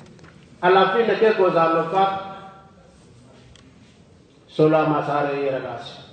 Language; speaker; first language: Italian; non-native, learner; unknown